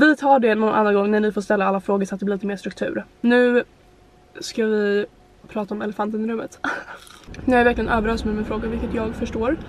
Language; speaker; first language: Swedish; native; Swedish